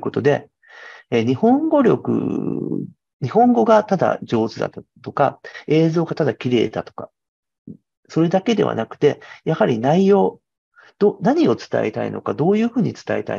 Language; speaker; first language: Japanese; native; Japanese